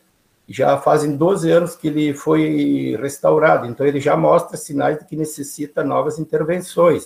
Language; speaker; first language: Portuguese; native; Portuguese